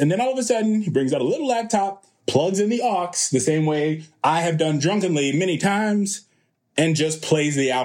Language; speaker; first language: English; native; English